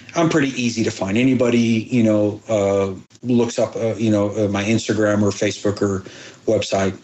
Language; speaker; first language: English; early bilingual, other home language; Persian